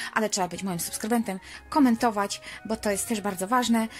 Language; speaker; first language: Polish; non-native, fluent; Ukrainian